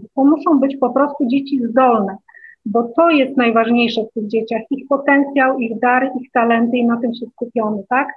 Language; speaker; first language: Polish; native; Polish